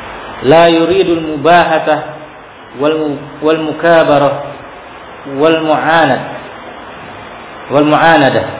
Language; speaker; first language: Arabic; non-native, fluent; Indonesian